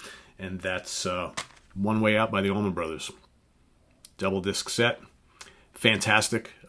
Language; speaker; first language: English; native; English